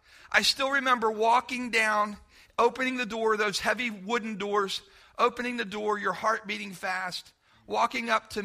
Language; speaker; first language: English; native; English